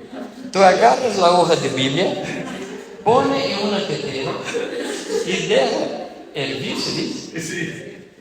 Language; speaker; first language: Spanish; non-native, fluent; Portuguese